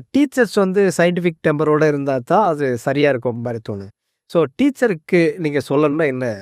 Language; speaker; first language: Tamil; native; Tamil